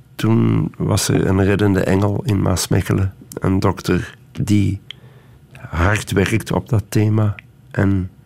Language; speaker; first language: Dutch; native; Dutch